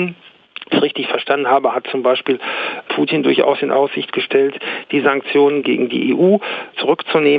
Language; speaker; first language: German; native; German